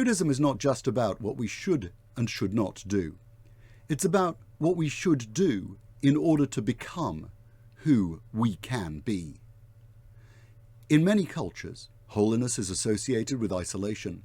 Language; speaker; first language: English; native; English